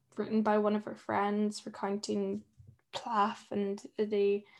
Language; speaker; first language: English; native; English